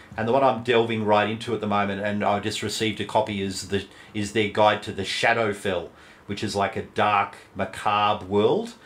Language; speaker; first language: English; native; English